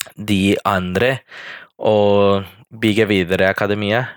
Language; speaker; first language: Norwegian; non-native, fluent; Spanish